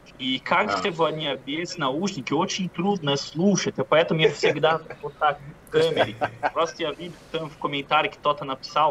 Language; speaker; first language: Russian; non-native, fluent; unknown